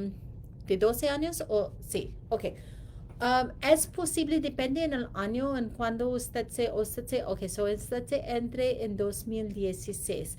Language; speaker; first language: Spanish; non-native, learner; English